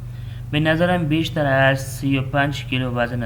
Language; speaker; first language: Persian; non-native, fluent; Urdu